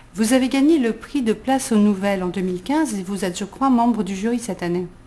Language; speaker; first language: French; native; French